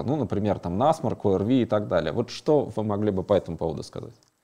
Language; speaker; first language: Russian; native; Russian